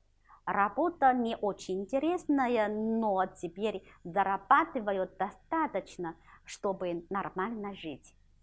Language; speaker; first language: Russian; non-native, fluent; Chinese